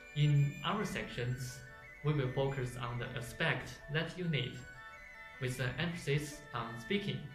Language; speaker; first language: English; non-native, fluent; Chinese